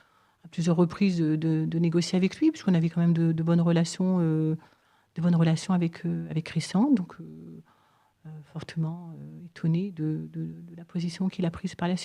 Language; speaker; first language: French; native; French